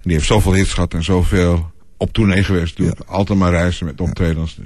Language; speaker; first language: Dutch; native; Dutch